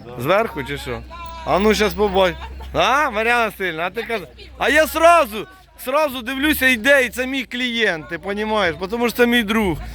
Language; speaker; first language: Ukrainian; native; Ukrainian